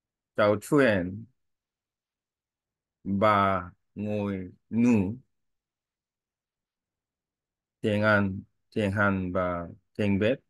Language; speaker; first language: Vietnamese; non-native, learner; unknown